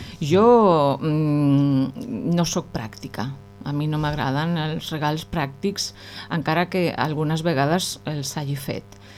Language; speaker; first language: Catalan; non-native, local second language; Spanish